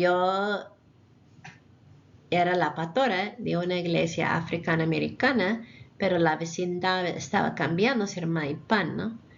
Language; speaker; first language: Spanish; non-native, fluent; English